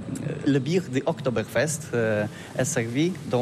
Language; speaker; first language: French; non-native, learner; Polish